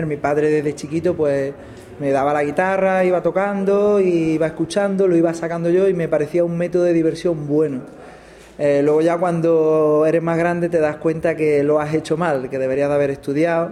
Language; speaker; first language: Spanish; native; Spanish